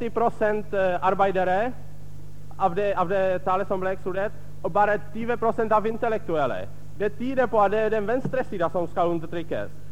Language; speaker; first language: Norwegian; non-native, fluent; Czech